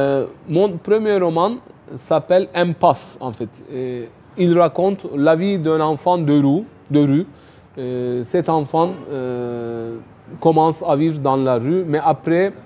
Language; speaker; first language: French; non-native, fluent; Turkish